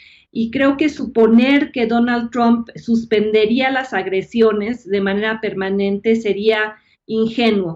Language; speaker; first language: Spanish; native; Spanish